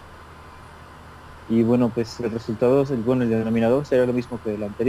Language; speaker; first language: Spanish; native; Spanish